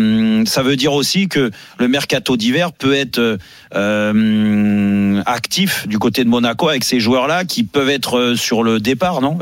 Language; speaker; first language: French; native; French